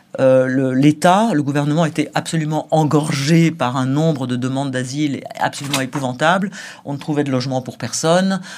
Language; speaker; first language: French; native; French